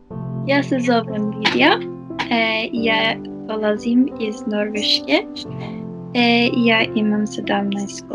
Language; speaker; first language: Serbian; early bilingual, heritage; Serbian